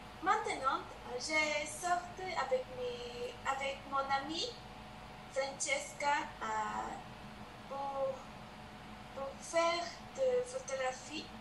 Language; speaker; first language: French; non-native, learner; Spanish